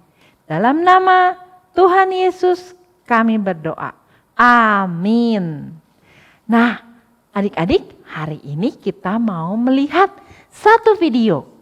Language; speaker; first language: Indonesian; native; Indonesian